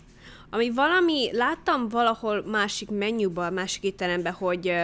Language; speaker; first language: Hungarian; early bilingual, heritage; Hungarian